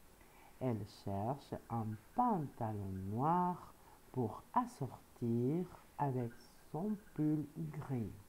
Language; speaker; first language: French; non-native, fluent; Spanish